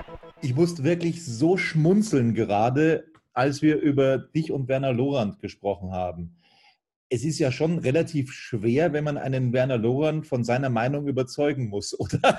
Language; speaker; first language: German; native; German